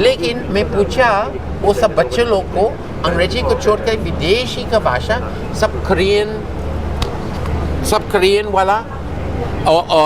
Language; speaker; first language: Hindi; non-native, learner; English